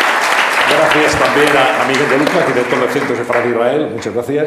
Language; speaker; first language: Spanish; native; Spanish